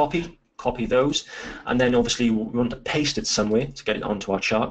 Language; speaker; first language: English; native; English